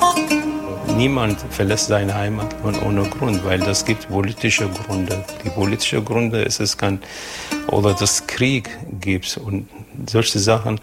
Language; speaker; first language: German; non-native, fluent; Arabic